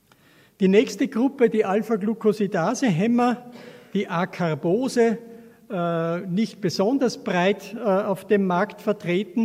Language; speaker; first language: German; native; German